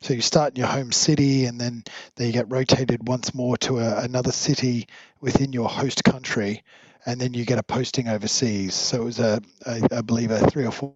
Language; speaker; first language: English; native; English